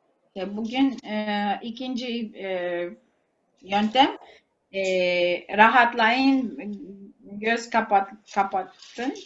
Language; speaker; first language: Turkish; non-native, fluent; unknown